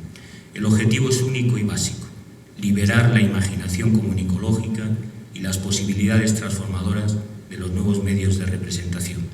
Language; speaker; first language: Spanish; native; Spanish